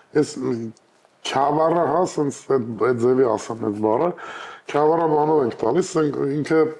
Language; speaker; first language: Armenian; native; Armenian